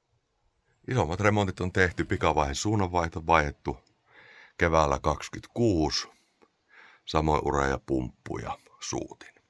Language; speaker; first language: Finnish; native; Finnish